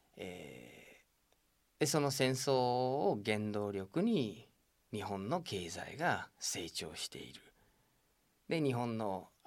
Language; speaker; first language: Japanese; non-native, fluent; English